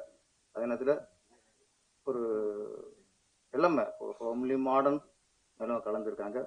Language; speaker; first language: Tamil; native; Tamil